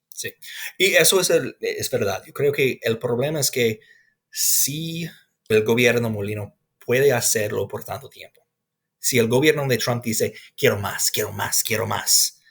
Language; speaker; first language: Spanish; non-native, fluent; English